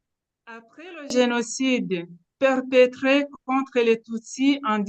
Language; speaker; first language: French; non-native, local second language; Kinyarwanda